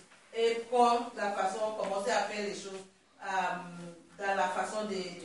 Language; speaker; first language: French; non-native, learner; Swahili